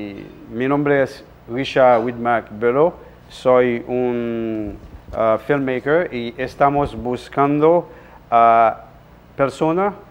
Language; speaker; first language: Spanish; non-native, fluent; Haitian Creole